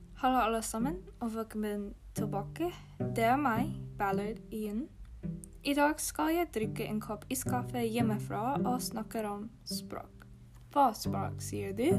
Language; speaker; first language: Norwegian; non-native, learner; English